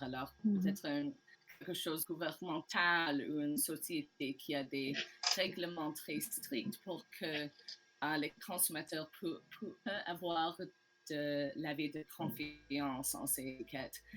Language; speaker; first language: French; non-native, learner; English